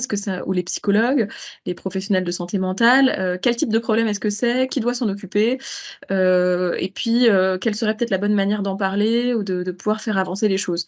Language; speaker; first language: French; native; French